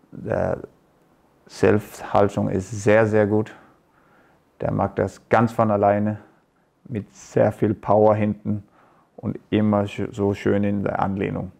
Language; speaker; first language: German; non-native, fluent; Danish